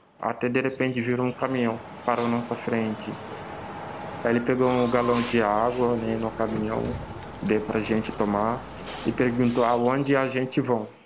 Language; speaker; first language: Portuguese; non-native, fluent; Wolof